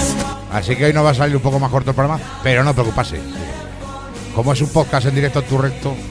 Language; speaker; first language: Spanish; native; Spanish